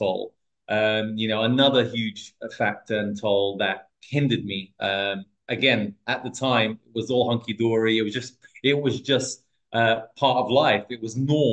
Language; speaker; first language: English; early bilingual, other home language; Portuguese